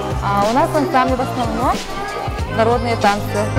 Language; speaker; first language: Russian; native; Russian